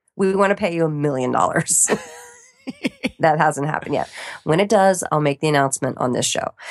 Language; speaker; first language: English; native; English